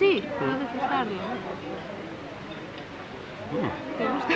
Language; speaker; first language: Spanish; non-native, fluent; Greek